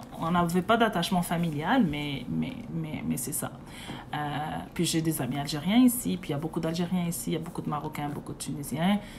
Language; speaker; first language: French; non-native, local second language; Arabic